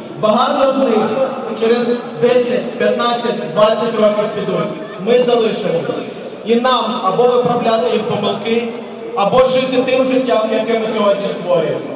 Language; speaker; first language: Ukrainian; early bilingual, other home language; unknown